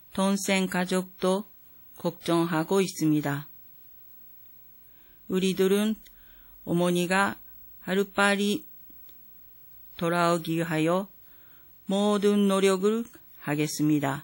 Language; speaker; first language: Korean; non-native, fluent; Japanese